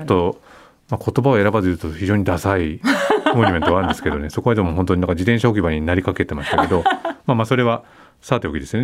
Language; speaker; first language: Japanese; native; Japanese